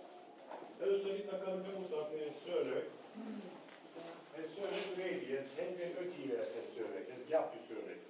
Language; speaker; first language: Hungarian; non-native, learner; Turkish